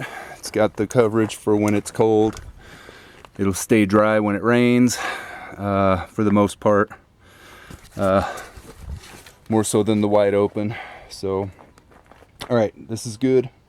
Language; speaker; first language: English; native; English